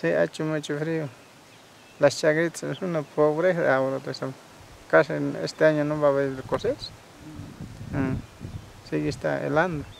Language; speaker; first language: Spanish; non-native, local second language; Quechua